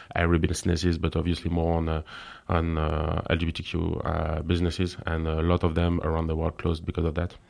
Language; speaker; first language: English; non-native, fluent; French